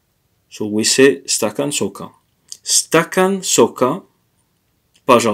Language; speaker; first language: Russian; non-native, learner; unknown